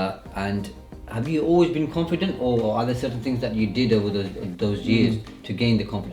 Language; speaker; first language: English; native; English